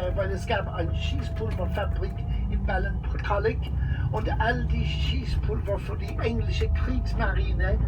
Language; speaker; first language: German; non-native, fluent; English